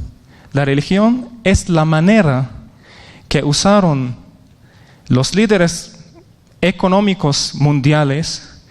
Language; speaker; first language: Spanish; non-native, fluent; Arabic